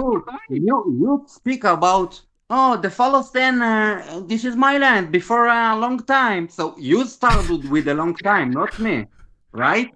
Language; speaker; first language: English; non-native, learner; Hebrew